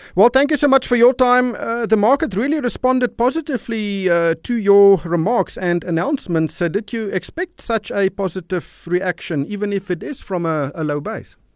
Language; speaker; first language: English; non-native, local second language; Afrikaans